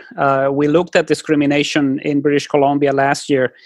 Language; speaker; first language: English; non-native, fluent; Spanish